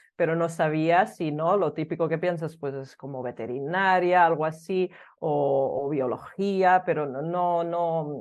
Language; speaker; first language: Spanish; early bilingual, other home language; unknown